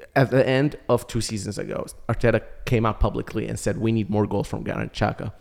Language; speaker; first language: English; early bilingual, other home language; Arabic